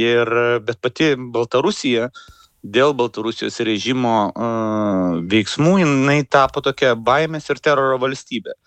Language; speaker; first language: Lithuanian; native; Lithuanian